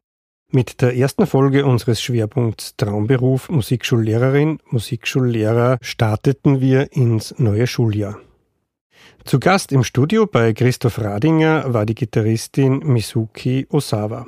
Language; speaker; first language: German; native; German